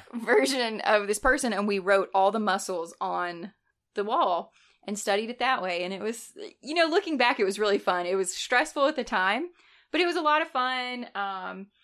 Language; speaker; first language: English; native; English